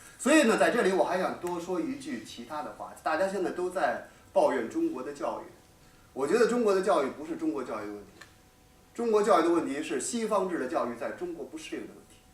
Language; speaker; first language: Chinese; native; Chinese